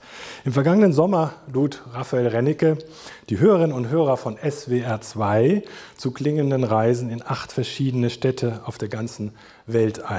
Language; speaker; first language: German; native; German